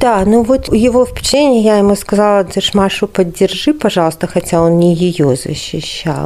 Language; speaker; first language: Russian; native; Russian